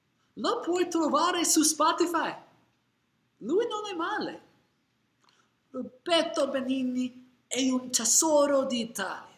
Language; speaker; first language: Italian; non-native, learner; English